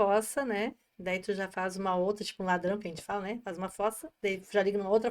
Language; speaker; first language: Portuguese; native; Portuguese